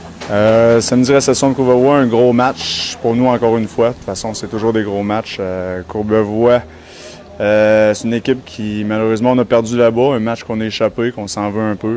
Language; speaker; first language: French; native; French